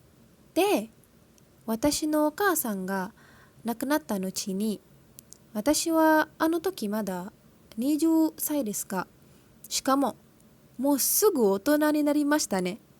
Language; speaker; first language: Japanese; non-native, learner; Malay